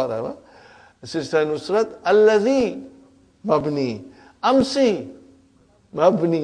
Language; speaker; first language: Arabic; non-native, fluent; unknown